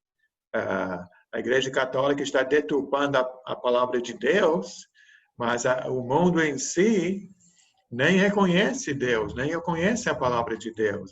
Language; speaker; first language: Portuguese; native; Portuguese